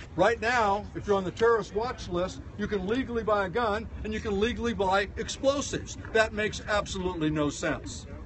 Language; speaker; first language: English; native; English